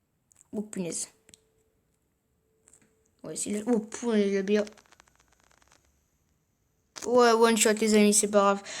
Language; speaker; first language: French; native; French